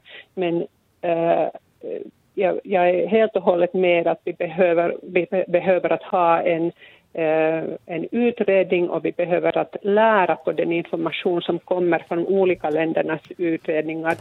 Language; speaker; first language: Swedish; non-native, local second language; Finnish